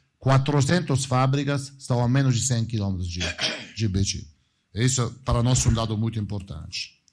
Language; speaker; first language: Portuguese; non-native, fluent; Italian